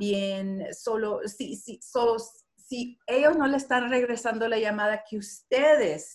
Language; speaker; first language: Spanish; non-native, learner; English